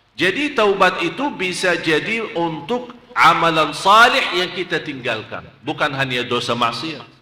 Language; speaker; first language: Malay; non-native, fluent; Arabic